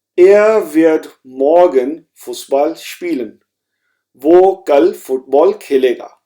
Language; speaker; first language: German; non-native, fluent; Urdu